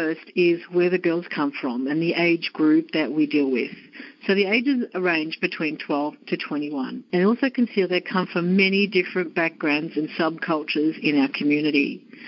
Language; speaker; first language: English; native; English